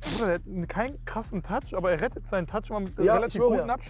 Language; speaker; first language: German; native; German